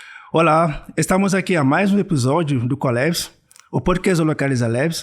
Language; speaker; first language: Portuguese; non-native, fluent; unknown